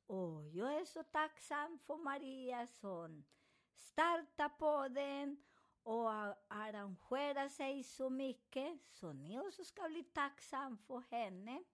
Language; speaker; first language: Swedish; non-native, fluent; Spanish